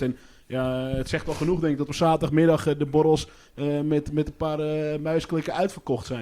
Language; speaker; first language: Dutch; native; Dutch